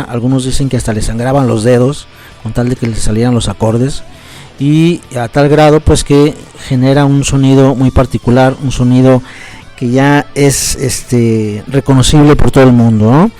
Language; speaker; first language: Spanish; native; Spanish